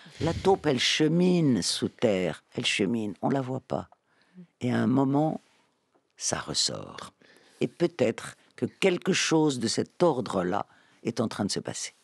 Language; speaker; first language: French; native; French